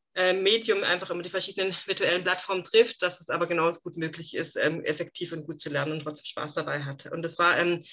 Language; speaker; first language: German; native; German